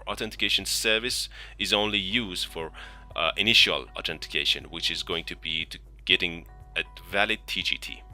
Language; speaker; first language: English; non-native, fluent; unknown